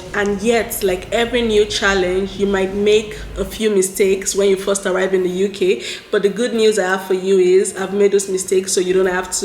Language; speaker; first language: English; non-native, local second language; Yoruba